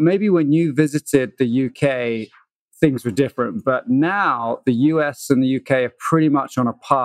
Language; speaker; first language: English; native; English